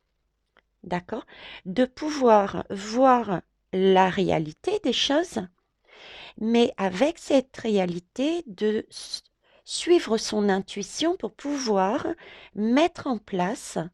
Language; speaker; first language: French; native; French